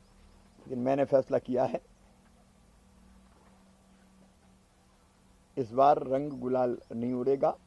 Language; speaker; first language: Hindi; native; Hindi